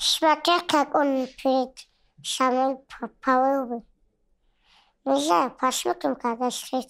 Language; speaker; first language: Russian; non-native, local second language; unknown